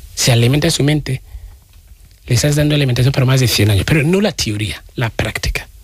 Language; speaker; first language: Spanish; non-native, fluent; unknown